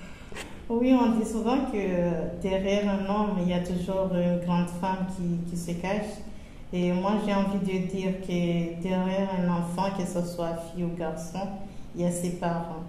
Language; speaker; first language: French; non-native, local second language; Comorian